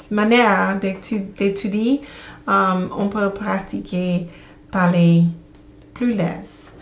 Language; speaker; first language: French; non-native, learner; English